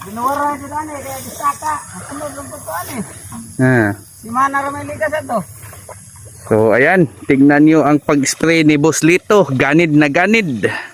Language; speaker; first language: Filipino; non-native, local second language; Hiligaynon